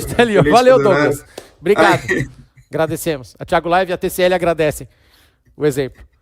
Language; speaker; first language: Portuguese; native; Portuguese